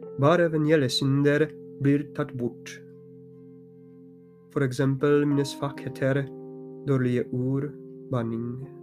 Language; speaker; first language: Norwegian; non-native, fluent; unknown